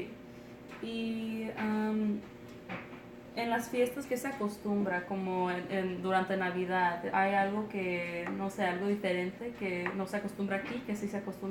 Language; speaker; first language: Spanish; early bilingual, other home language; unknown